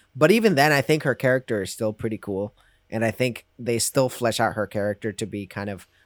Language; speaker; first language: English; non-native, fluent; Spanish